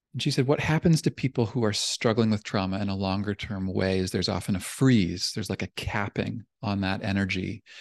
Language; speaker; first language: English; native; English